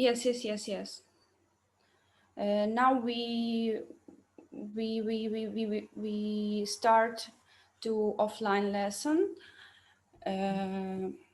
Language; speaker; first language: English; non-native, learner; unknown